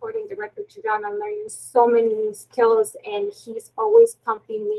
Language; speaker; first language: English; non-native, fluent; Spanish